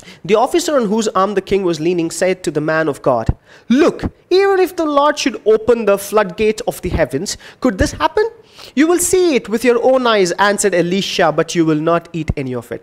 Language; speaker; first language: English; non-native, local second language; Telugu